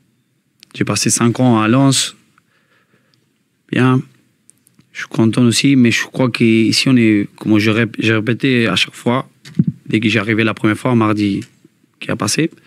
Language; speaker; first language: French; non-native, learner; Spanish